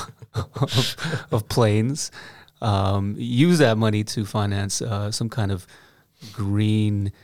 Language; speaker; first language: English; native; English